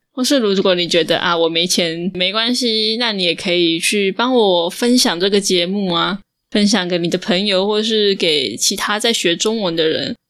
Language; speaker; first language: Chinese; native; Chinese